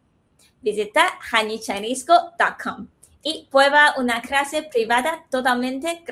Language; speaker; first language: Spanish; non-native, fluent; Chinese